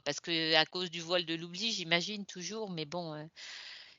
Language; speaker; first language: French; native; French